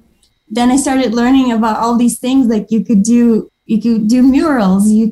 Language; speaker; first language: English; early bilingual, other home language; Romanian